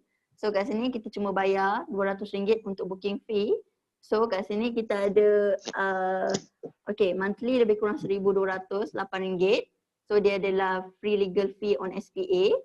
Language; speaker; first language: Malay; native; Malay